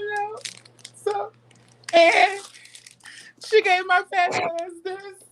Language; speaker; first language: English; native; English